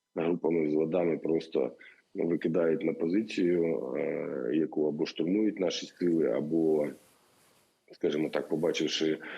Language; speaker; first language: Ukrainian; non-native, local second language; Russian